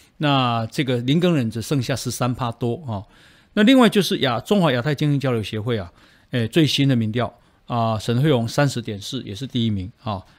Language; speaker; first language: Chinese; native; Chinese